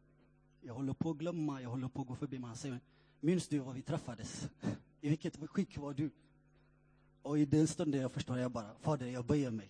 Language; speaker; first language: Swedish; non-native, fluent; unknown